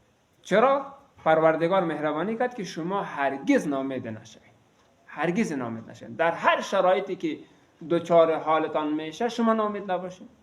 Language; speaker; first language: Persian; native; Persian